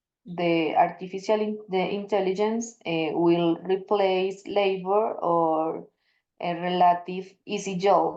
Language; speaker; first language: English; non-native, learner; Spanish